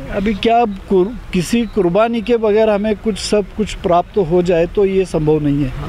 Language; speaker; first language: Hindi; non-native, local second language; Marathi